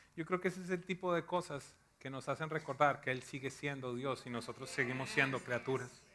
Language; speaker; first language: Spanish; native; Spanish